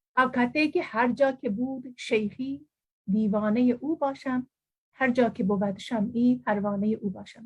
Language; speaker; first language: Urdu; non-native, fluent; Persian